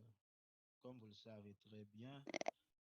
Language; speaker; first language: French; non-native, local second language; Haitian Creole